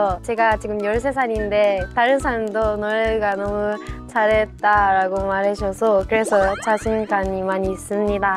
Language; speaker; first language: Korean; non-native, learner; Japanese